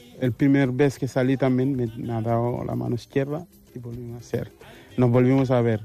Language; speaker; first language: Spanish; non-native, fluent; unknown